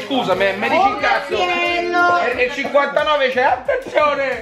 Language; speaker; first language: Italian; native; Italian